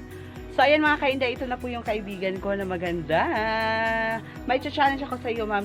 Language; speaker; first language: Filipino; non-native, local second language; Cebuano